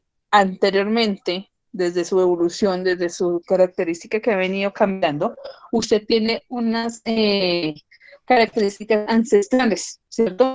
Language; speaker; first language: Spanish; native; Spanish